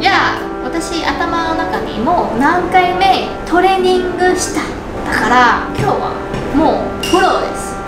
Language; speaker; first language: Japanese; non-native, learner; Chinese